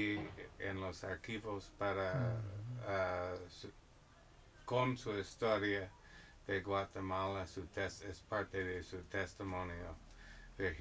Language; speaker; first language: Spanish; non-native, learner; English